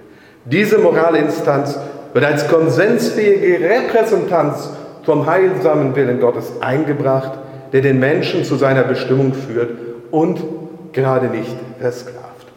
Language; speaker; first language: German; native; German